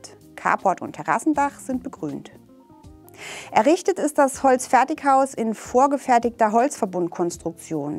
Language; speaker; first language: German; native; German